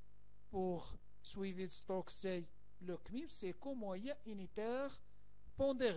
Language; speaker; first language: French; non-native, local second language; Arabic